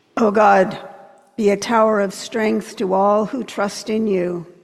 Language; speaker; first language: English; native; English